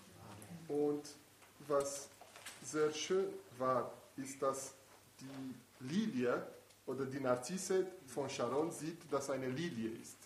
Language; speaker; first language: German; non-native, fluent; Italian